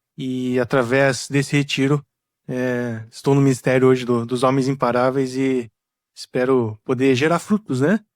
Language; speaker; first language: Portuguese; native; Portuguese